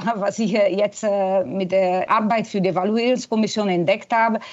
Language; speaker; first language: German; non-native, fluent; Italian